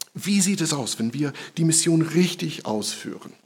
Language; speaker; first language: German; non-native, fluent; English